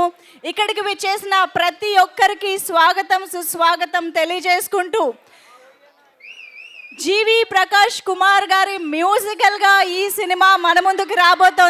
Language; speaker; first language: Telugu; native; Telugu